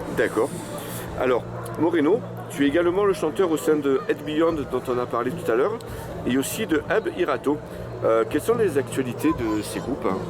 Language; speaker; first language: French; native; French